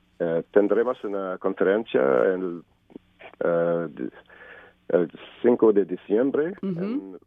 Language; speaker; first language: Spanish; non-native, learner; French